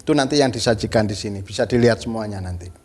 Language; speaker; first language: Indonesian; native; Indonesian